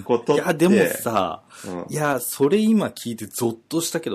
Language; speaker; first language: Japanese; native; Japanese